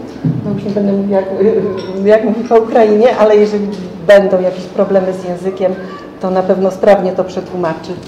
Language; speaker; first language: Polish; native; Polish